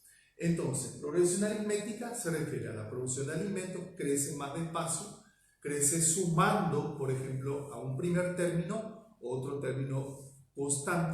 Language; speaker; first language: Spanish; native; Spanish